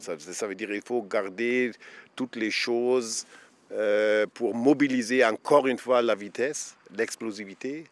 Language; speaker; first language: French; non-native, fluent; German